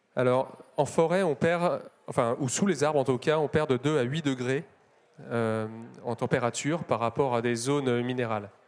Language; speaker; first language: French; native; French